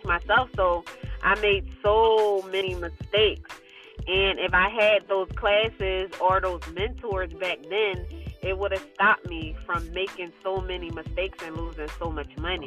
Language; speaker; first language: English; native; English